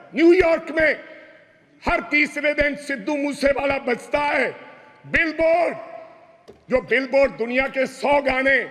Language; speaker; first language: Hindi; non-native, local second language; Punjabi